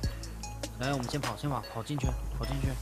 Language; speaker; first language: Chinese; native; Chinese